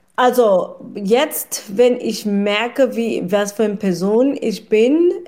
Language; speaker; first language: German; non-native, fluent; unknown